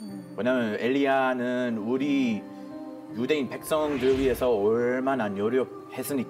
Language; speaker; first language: Korean; non-native, fluent; Hebrew